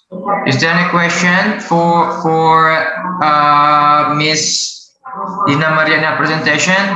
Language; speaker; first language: English; non-native, learner; Indonesian